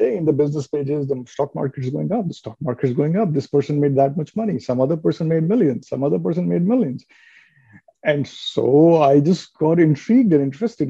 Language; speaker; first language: English; non-native, local second language; Hindi